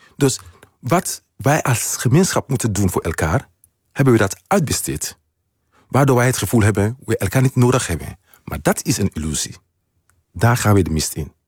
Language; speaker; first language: Dutch; non-native, fluent; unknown